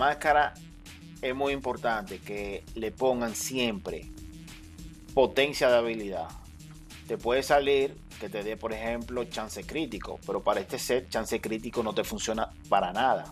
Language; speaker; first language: Spanish; native; Spanish